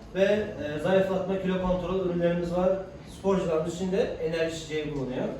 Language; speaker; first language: Turkish; non-native, fluent; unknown